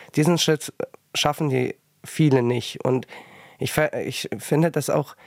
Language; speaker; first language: German; early bilingual, other home language; Russian